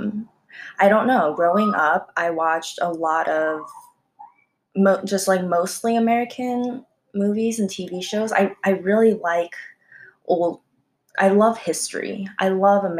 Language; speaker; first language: English; early bilingual, other home language; Korean